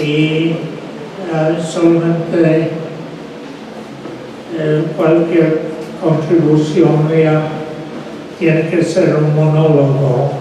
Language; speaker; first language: Spanish; non-native, fluent; English